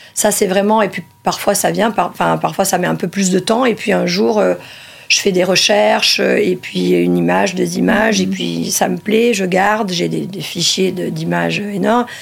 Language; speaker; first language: French; early bilingual, other home language; Italian